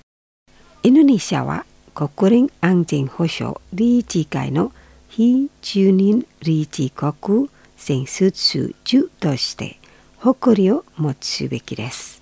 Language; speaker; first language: Japanese; non-native, fluent; Indonesian